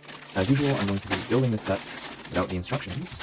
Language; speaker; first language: English; native; English